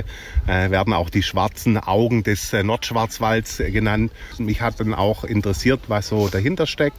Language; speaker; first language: German; native; German